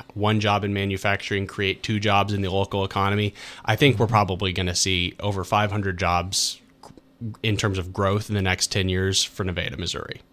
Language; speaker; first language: English; native; English